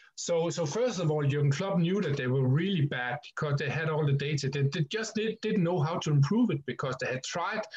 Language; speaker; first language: English; non-native, fluent; Danish